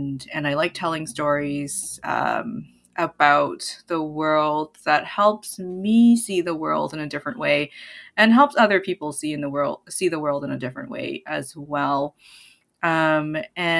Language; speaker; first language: English; non-native, local second language; Cantonese